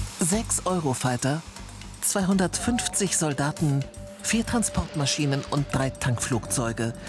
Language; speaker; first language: German; native; German